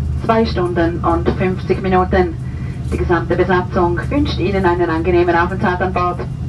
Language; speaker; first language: German; native; German